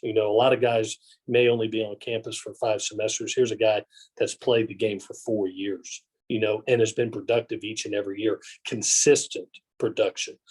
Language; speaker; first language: English; native; English